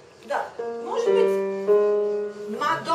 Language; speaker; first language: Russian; non-native, fluent; Bulgarian